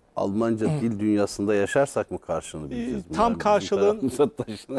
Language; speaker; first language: Turkish; native; Turkish